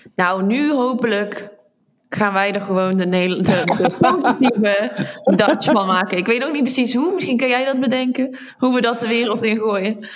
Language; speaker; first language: Dutch; native; Dutch